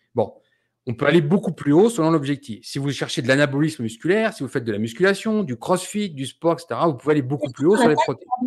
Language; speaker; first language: French; native; French